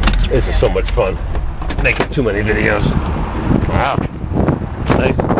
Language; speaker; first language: English; early bilingual, other home language; French